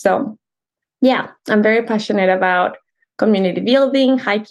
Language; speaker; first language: English; non-native, fluent; Spanish